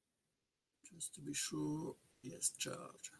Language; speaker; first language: English; non-native, fluent; French